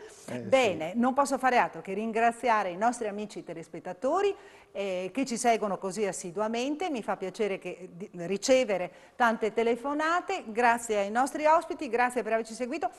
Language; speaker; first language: Italian; native; Italian